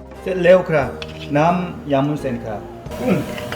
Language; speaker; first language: Thai; non-native, learner; Korean